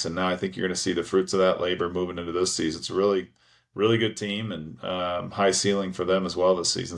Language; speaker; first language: English; native; English